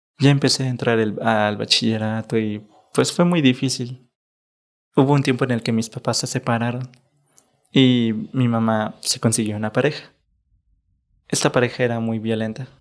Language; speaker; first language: Spanish; native; Spanish